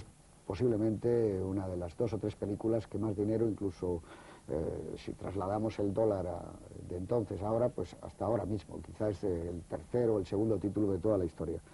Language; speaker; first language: Spanish; native; Spanish